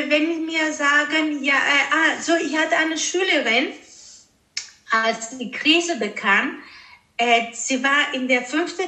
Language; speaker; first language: German; early bilingual, other home language; Greek